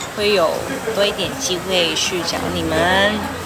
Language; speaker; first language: Chinese; early bilingual, other home language; Cantonese